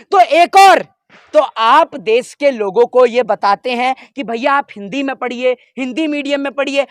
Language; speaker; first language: Hindi; native; Hindi